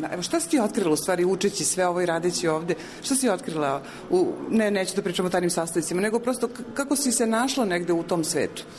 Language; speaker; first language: Serbian; native; Serbian